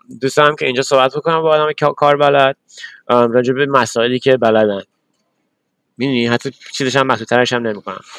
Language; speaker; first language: Persian; early bilingual, other home language; English